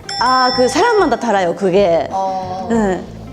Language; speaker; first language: Korean; non-native, learner; Japanese